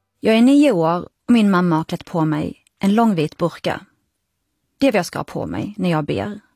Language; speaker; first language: Swedish; early bilingual, other home language; Arabic